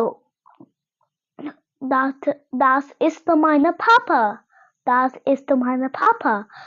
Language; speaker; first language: German; non-native, learner; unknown